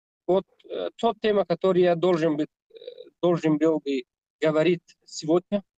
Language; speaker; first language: Russian; non-native, learner; Tajik